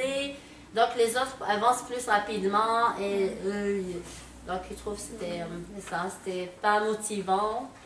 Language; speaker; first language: French; non-native, local second language; Arabic